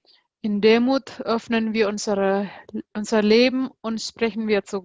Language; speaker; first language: German; non-native, fluent; Indonesian